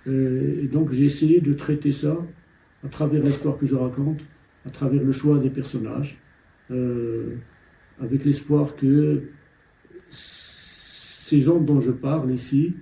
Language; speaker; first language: French; non-native, local second language; Tachelhit